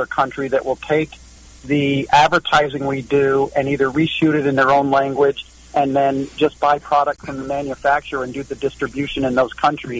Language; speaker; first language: English; native; English